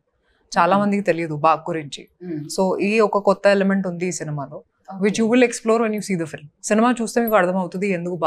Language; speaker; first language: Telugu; non-native, fluent; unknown